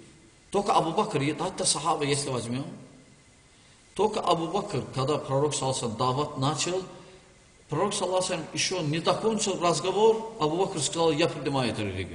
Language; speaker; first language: Russian; non-native, learner; Azerbaijani